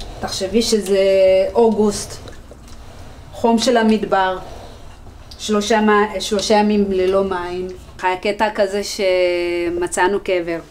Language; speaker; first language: Hebrew; early bilingual, other home language; Amharic